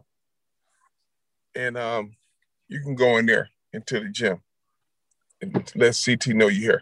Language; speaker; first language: English; native; English